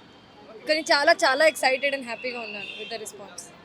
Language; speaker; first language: Telugu; non-native, fluent; Hindi